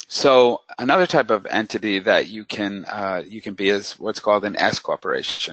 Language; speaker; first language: English; native; English